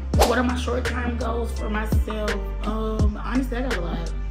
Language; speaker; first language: English; native; English